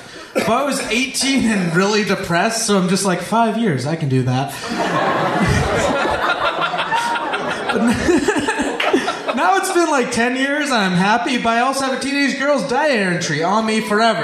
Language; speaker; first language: English; native; English